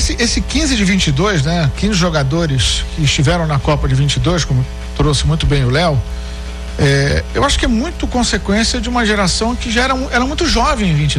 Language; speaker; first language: Portuguese; native; Portuguese